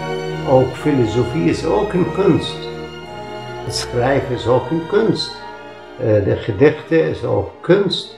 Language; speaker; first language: Dutch; non-native, fluent; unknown